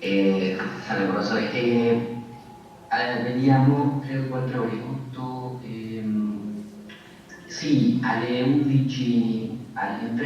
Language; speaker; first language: Italian; non-native, learner; Spanish